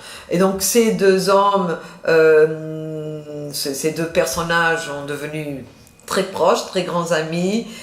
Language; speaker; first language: French; non-native, fluent; Portuguese